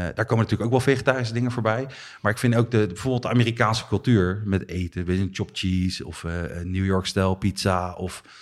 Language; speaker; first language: Dutch; native; Dutch